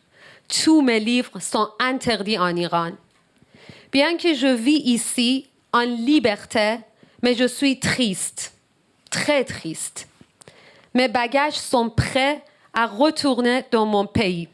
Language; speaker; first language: French; non-native, learner; Persian